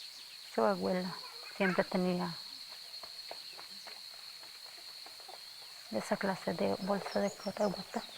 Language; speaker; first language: Spanish; non-native, local second language; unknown